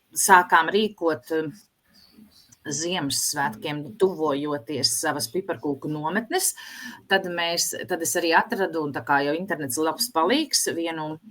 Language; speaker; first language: Latvian; native; Latvian